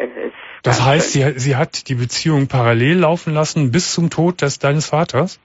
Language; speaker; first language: German; native; German